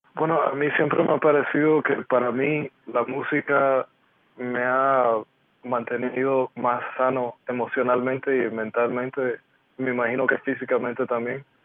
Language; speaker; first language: Spanish; early bilingual, heritage; Spanish